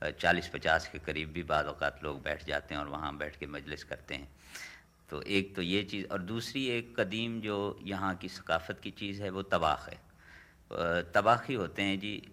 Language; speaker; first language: Urdu; non-native, local second language; Saraiki